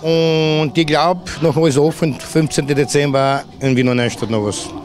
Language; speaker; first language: German; non-native, learner; Serbian